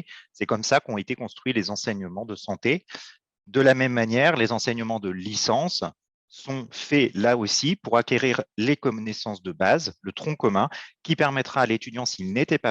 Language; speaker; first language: French; native; French